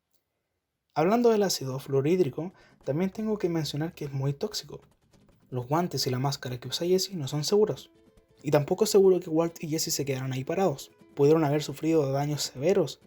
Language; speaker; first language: Spanish; native; Spanish